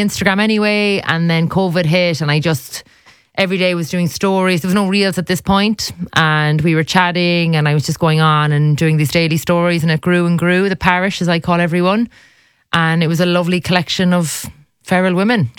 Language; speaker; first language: English; native; English